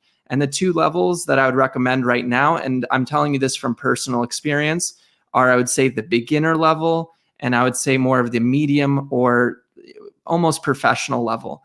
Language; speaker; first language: English; native; English